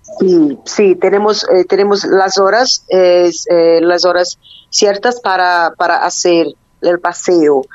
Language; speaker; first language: Spanish; non-native, learner; Portuguese